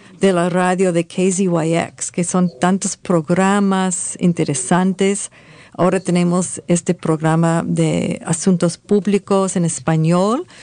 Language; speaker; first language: Spanish; early bilingual, heritage; Spanish